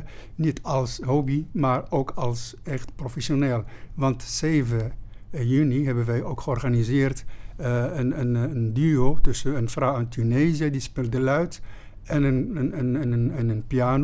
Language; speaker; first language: Dutch; non-native, fluent; Arabic